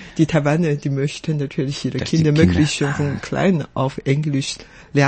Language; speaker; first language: German; non-native, fluent; Chinese